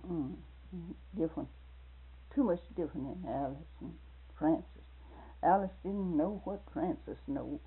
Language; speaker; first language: English; native; English